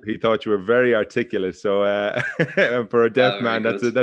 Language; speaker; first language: English; native; English